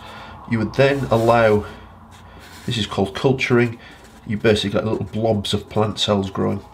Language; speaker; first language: English; native; English